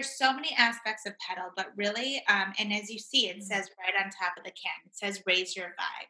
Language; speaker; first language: English; native; English